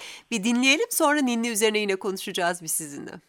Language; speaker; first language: Turkish; native; Turkish